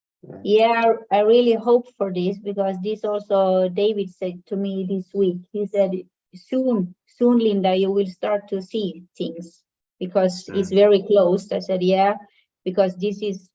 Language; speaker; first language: English; non-native, fluent; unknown